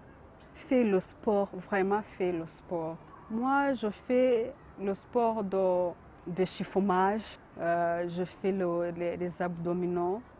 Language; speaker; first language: French; non-native, local second language; Kinyarwanda